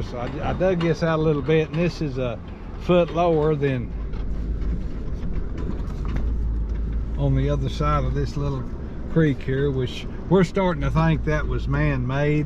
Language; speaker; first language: English; native; English